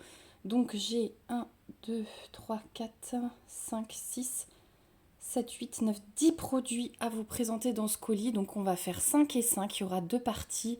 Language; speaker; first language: French; native; French